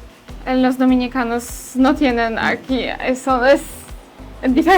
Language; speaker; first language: Spanish; non-native, learner; Polish